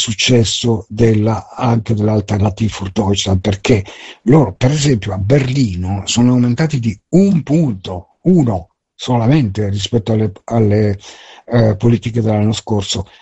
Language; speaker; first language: Italian; native; Italian